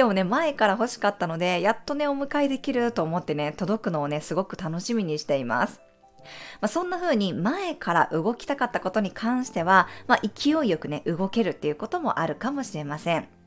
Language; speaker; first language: Japanese; native; Japanese